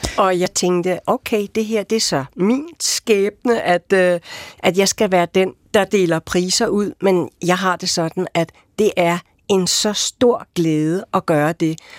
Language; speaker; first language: Danish; native; Danish